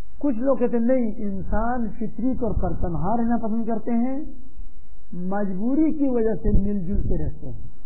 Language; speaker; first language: Urdu; non-native, local second language; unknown